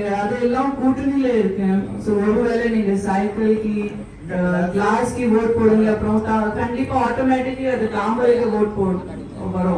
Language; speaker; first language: Tamil; non-native, fluent; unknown